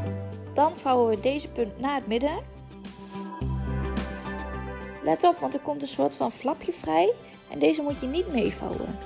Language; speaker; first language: Dutch; native; Dutch